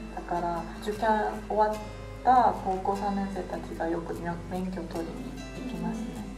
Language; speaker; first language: Japanese; non-native, fluent; Korean